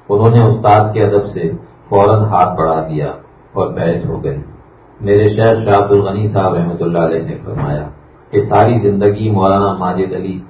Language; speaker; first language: Urdu; native; Urdu